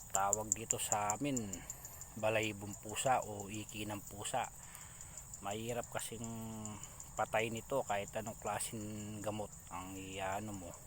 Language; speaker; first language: Filipino; non-native, local second language; Pampanga